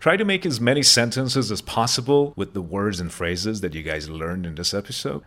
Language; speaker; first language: English; non-native, fluent; Persian